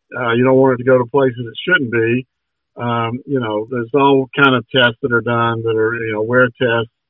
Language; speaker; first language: English; native; English